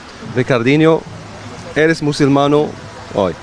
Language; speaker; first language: Spanish; non-native, learner; Arabic